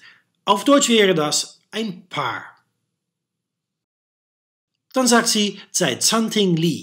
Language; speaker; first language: German; non-native, fluent; Dutch